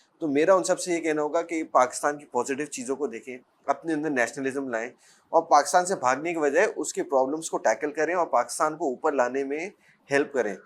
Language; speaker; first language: Urdu; native; Urdu